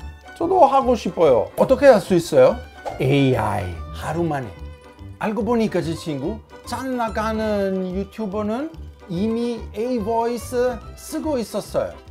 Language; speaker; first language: Korean; non-native, learner; Italian